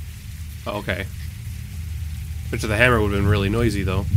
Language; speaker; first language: English; native; English